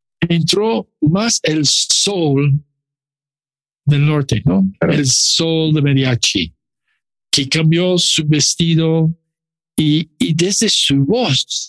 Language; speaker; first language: Spanish; non-native, learner; English